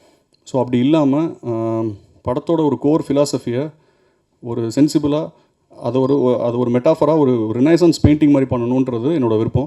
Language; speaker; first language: Tamil; native; Tamil